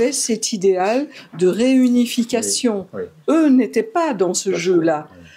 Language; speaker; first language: French; native; French